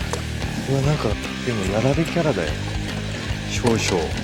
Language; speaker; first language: Japanese; native; Japanese